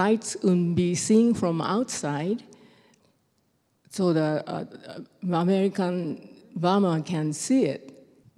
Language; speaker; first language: English; non-native, fluent; Japanese